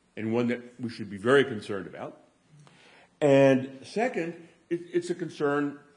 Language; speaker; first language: English; native; English